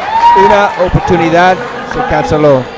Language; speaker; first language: Spanish; non-native, learner; English